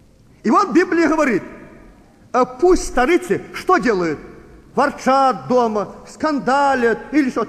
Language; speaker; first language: Russian; native; Russian